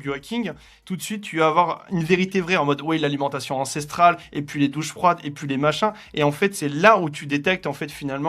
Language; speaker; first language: French; native; French